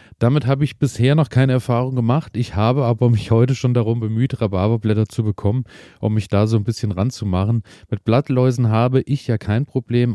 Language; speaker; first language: German; native; German